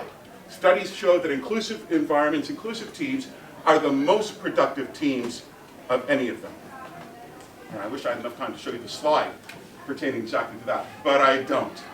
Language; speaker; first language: English; native; English